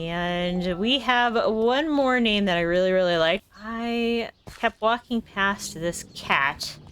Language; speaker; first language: English; native; English